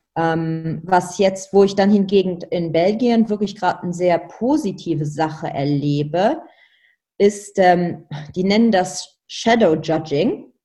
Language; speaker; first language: German; non-native, local second language; Luxembourgish